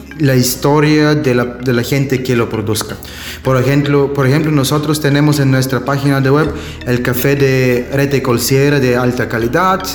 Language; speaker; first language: Spanish; non-native, learner; German